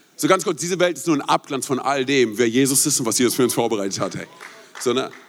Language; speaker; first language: German; native; German